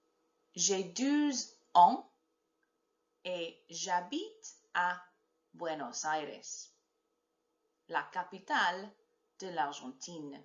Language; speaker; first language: French; non-native, fluent; English